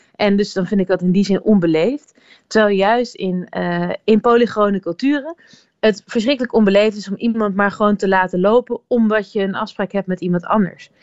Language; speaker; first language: Dutch; native; Dutch